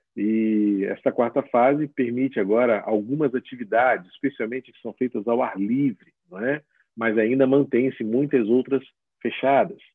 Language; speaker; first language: Portuguese; native; Portuguese